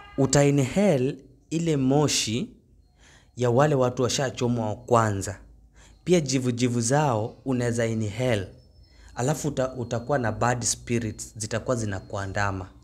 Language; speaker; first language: Swahili; native; Swahili